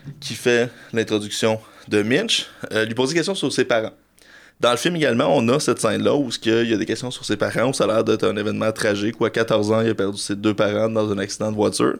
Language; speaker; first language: French; native; French